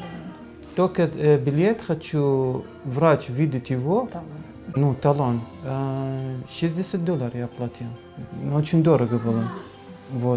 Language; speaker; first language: Russian; non-native, learner; Arabic